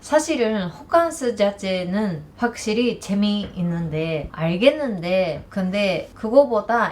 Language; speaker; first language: Korean; non-native, learner; Japanese